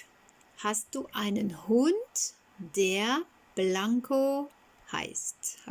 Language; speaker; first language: German; non-native, fluent; French